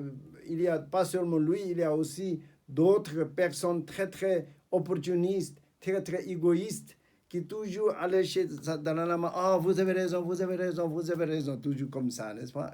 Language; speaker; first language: French; non-native, fluent; Tibetan